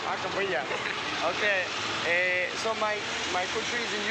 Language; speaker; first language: English; non-native, fluent; French